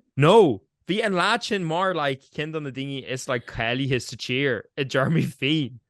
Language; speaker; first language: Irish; native; Irish